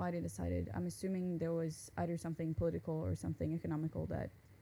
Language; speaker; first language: English; non-native, fluent; Norwegian